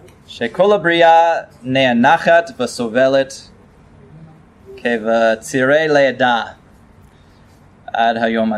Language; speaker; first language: Hebrew; non-native, fluent; English